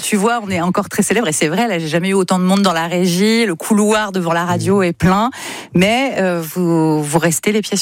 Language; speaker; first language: French; native; French